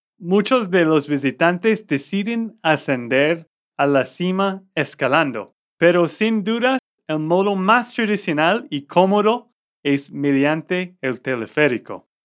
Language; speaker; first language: Spanish; non-native, fluent; English